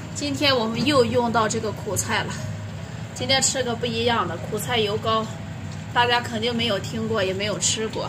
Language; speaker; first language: Chinese; native; Chinese